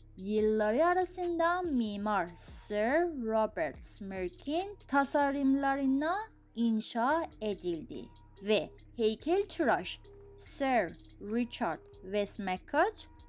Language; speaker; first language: Turkish; non-native, fluent; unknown